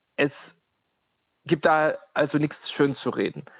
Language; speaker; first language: German; non-native, fluent; Ukrainian